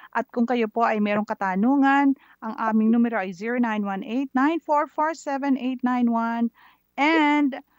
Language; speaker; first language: Filipino; native; Filipino